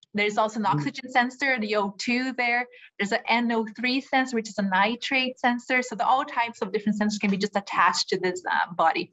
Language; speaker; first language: English; non-native, fluent; Portuguese